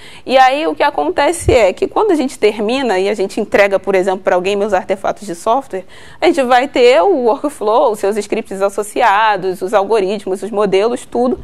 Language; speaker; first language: Portuguese; native; Portuguese